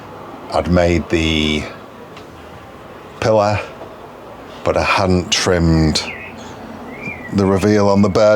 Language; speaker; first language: English; native; English